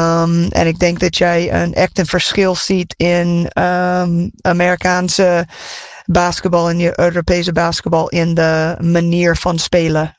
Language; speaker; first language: Dutch; non-native, fluent; English